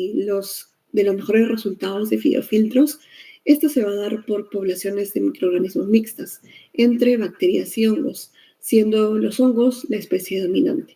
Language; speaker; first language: Spanish; native; Spanish